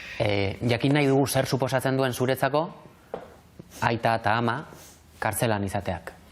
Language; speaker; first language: Basque; native; Basque